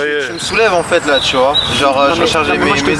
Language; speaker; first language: French; native; French